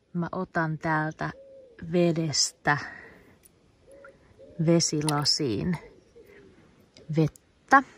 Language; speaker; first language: Finnish; native; Finnish